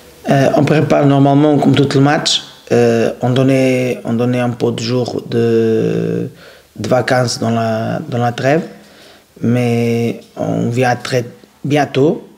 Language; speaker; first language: French; non-native, learner; Portuguese